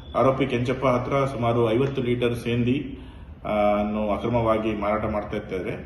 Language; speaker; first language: Kannada; non-native, local second language; Urdu